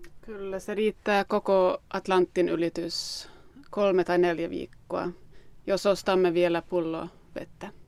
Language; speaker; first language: Finnish; non-native, local second language; Swedish